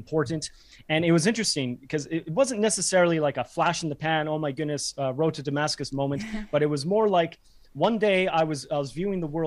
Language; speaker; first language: English; native; English